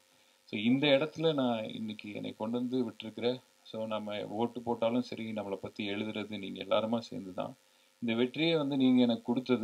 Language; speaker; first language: Tamil; native; Tamil